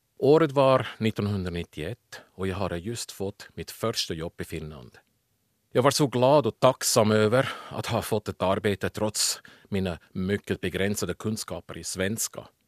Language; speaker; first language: Swedish; non-native, fluent; German